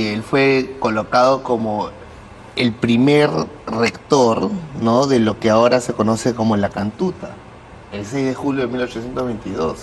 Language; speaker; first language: Spanish; native; Spanish